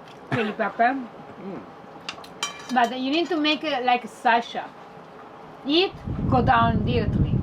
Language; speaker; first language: English; non-native, learner; Spanish